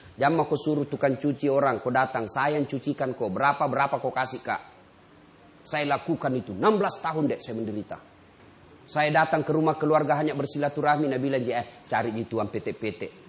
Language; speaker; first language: Indonesian; non-native, local second language; Buginese